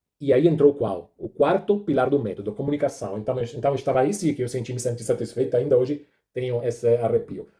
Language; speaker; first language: Portuguese; non-native, fluent; Italian